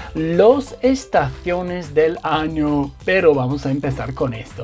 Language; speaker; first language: Spanish; non-native, fluent; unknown